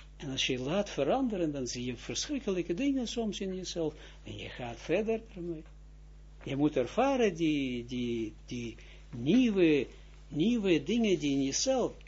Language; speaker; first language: Dutch; non-native, fluent; Russian